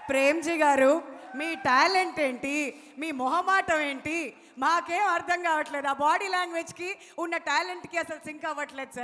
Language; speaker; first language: Telugu; native; Telugu